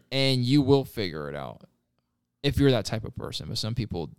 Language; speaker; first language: English; native; English